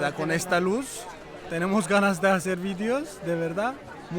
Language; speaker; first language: Spanish; non-native, fluent; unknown